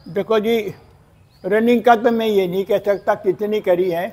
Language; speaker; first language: Hindi; native; Hindi